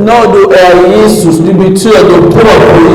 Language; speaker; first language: Swedish; non-native, learner; French